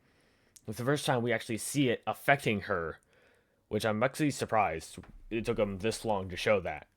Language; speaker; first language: English; native; English